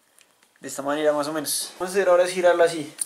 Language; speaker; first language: Spanish; native; Spanish